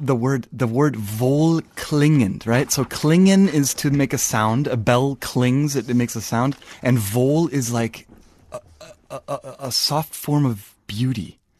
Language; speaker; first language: English; native; English